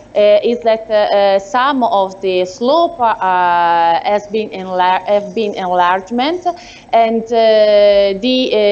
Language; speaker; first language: English; non-native, learner; Italian